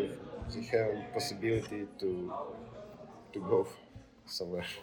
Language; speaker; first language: English; non-native, learner; Ukrainian